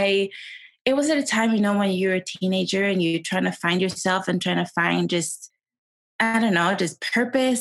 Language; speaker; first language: English; non-native, fluent; Swedish